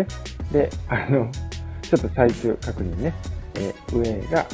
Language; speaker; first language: Japanese; native; Japanese